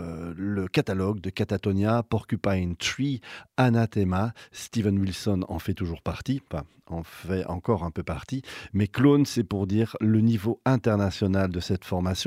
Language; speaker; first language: French; native; French